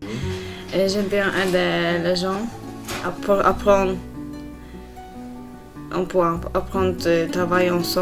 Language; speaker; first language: French; non-native, fluent; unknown